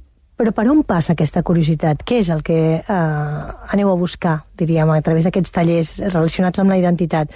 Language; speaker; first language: Catalan; native; Catalan